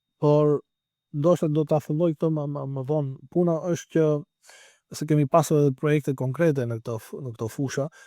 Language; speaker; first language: Albanian; native; Albanian